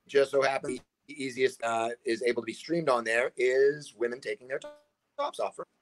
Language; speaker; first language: English; native; English